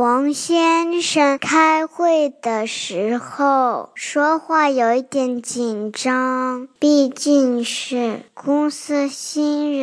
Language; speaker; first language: Chinese; early bilingual, heritage; Chinese